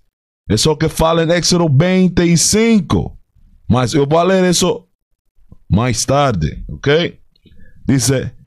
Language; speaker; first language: Portuguese; non-native, fluent; Spanish